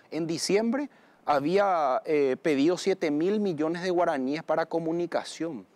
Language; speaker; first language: Spanish; native; Spanish